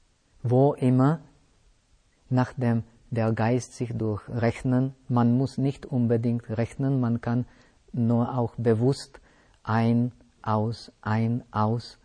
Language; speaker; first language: German; non-native, fluent; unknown